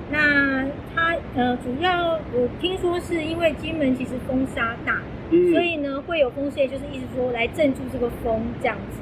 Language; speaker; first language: Chinese; native; Chinese